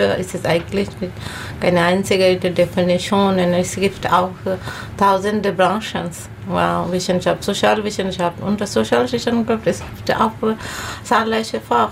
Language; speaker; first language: German; non-native, learner; Bangla